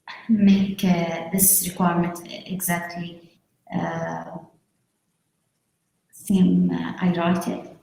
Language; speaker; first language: English; non-native, learner; Arabic